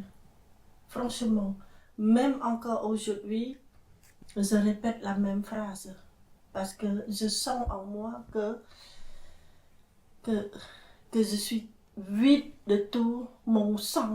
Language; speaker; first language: French; non-native, fluent; Khmer